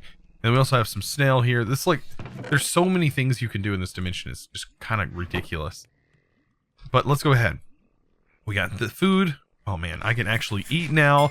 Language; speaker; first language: English; native; English